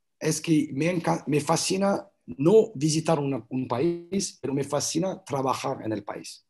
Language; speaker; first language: Spanish; non-native, learner; French